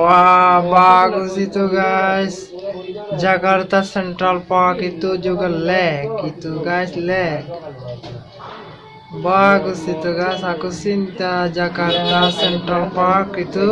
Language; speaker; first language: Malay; non-native, learner; Bangla